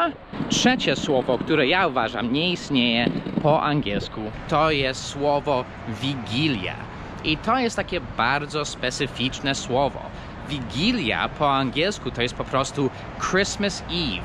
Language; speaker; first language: Polish; early bilingual, heritage; Polish